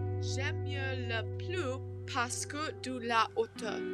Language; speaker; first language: French; non-native, learner; English